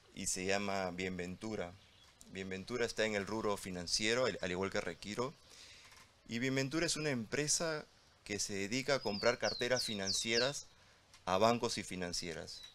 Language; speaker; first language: Spanish; native; Spanish